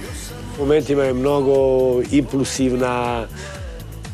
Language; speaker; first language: Spanish; non-native, learner; Serbian